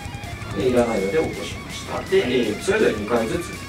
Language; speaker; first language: Japanese; native; Japanese